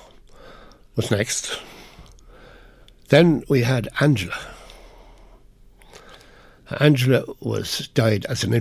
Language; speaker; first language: English; native; English